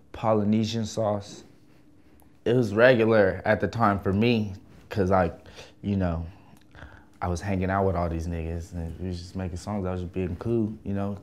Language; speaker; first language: English; native; English